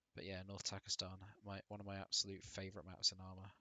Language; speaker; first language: English; native; English